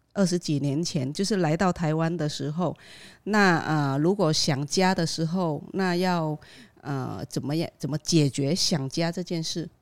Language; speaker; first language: Chinese; non-native, fluent; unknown